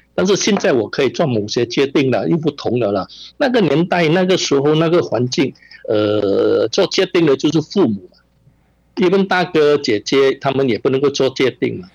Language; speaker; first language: Chinese; non-native, local second language; Min Nan Chinese